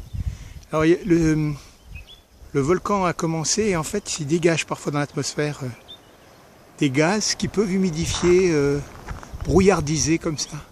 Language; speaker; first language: French; native; French